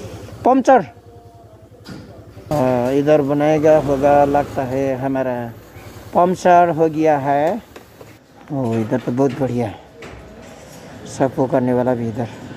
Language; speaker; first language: Hindi; non-native, learner; Nepali